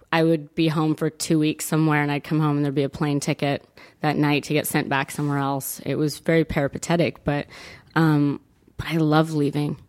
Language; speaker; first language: English; early bilingual, other home language; Italian